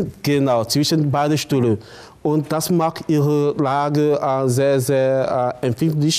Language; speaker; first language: German; non-native, fluent; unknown